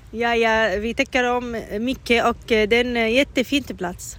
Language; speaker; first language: Swedish; non-native, learner; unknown